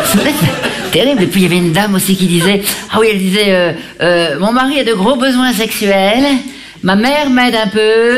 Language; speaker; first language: French; native; French